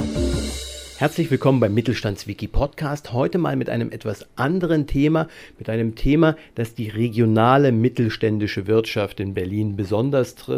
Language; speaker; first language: German; native; German